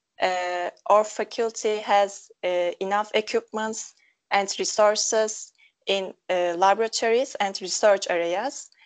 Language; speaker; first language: English; non-native, local second language; Turkish